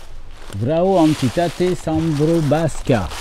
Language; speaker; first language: Romanian; non-native, learner; French